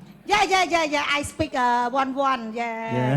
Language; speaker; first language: English; non-native, learner; Khmer